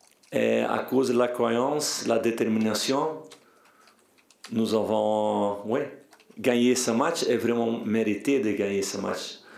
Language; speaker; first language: French; non-native, fluent; Dutch